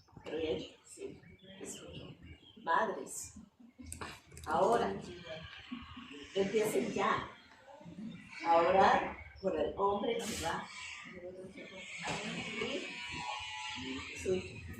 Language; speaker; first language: Spanish; non-native, fluent; English